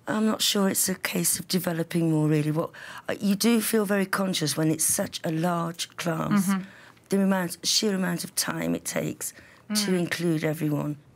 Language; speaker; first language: English; native; English